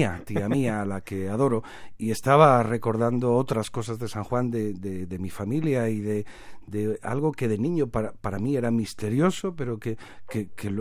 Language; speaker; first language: Spanish; native; Spanish